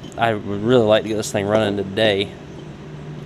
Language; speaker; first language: English; native; English